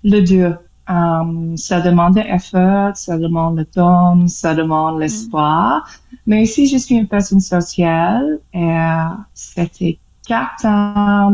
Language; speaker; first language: French; non-native, learner; English